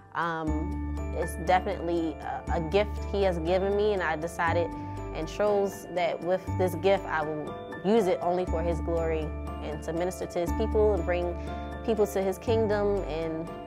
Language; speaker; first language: English; native; English